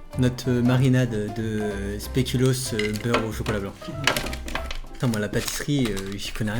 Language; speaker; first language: French; native; French